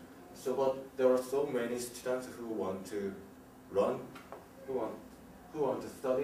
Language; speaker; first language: English; non-native, learner; Korean